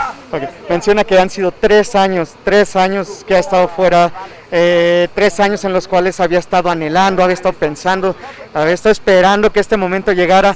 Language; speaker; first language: Spanish; native; Spanish